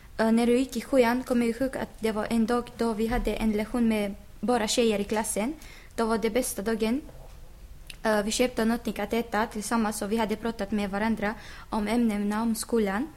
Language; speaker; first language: Swedish; non-native, learner; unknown